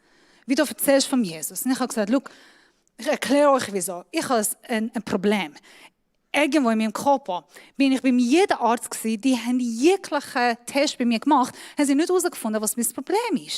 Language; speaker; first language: German; non-native, fluent; Persian